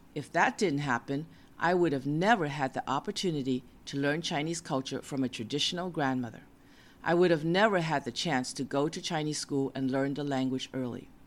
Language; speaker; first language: English; native; English